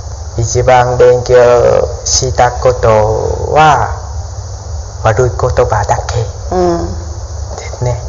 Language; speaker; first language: Japanese; non-native, learner; Vietnamese